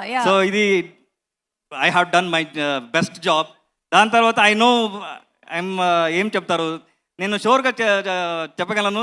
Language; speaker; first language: Telugu; non-native, learner; Kannada